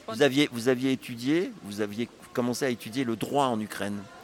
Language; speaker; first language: French; native; French